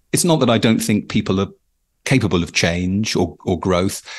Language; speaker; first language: English; native; English